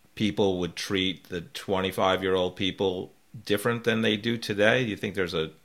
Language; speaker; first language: English; native; English